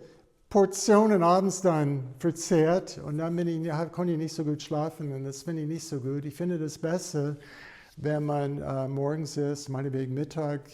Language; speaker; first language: German; non-native, fluent; English